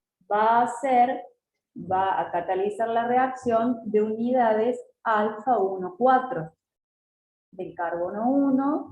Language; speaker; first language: Spanish; native; Spanish